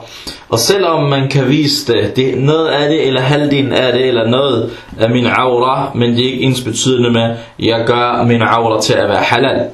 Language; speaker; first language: Danish; early bilingual, other home language; Arabic